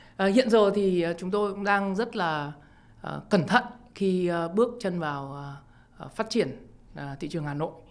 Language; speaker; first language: Vietnamese; native; Vietnamese